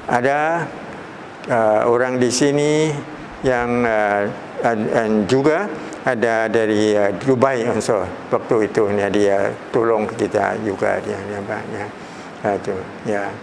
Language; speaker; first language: Indonesian; early bilingual, heritage; Thai